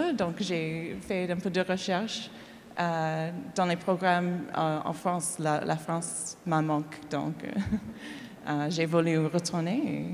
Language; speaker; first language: French; non-native, learner; English